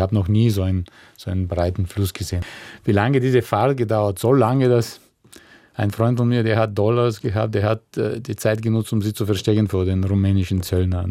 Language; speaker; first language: German; non-native, fluent; Bulgarian